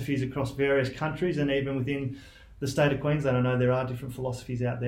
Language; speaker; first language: English; native; English